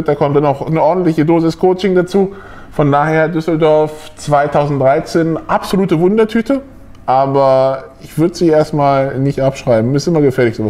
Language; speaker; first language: German; native; German